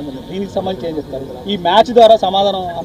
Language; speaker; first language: Telugu; native; Telugu